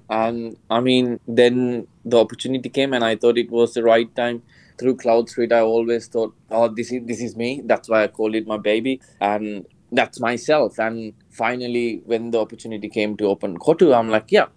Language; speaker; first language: English; non-native, local second language; Sinhala